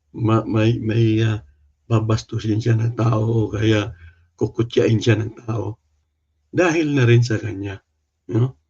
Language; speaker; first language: Filipino; non-native, local second language; Cebuano